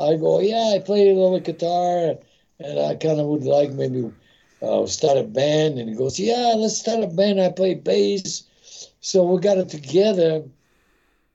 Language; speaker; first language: English; non-native, fluent; Italian